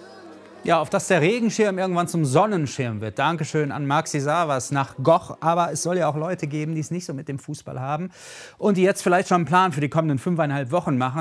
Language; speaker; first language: German; native; German